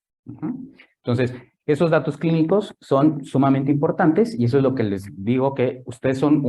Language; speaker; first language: Spanish; native; Spanish